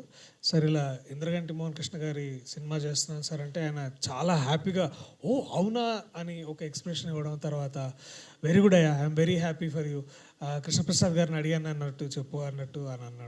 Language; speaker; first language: Telugu; native; Telugu